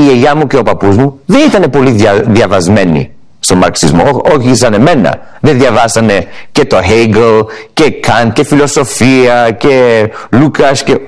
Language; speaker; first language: Greek; early bilingual, heritage; English